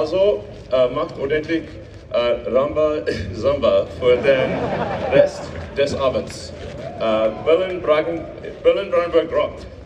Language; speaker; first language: German; non-native, learner; English